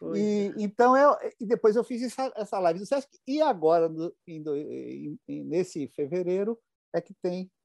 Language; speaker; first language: Portuguese; native; Portuguese